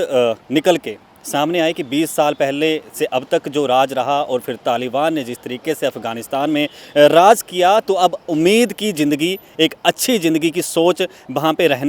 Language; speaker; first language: Hindi; native; Hindi